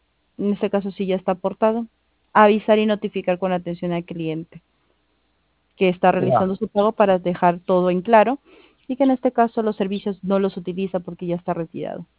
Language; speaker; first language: Spanish; native; Spanish